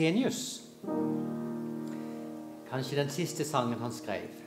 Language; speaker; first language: Norwegian; native; Norwegian